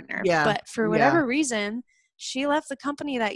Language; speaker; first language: English; native; English